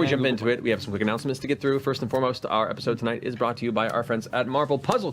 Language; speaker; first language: English; native; English